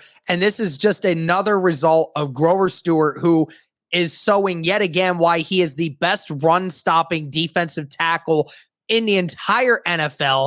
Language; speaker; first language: English; native; English